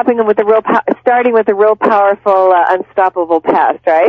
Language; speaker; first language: English; native; English